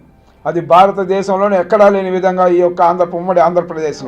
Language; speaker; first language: Telugu; native; Telugu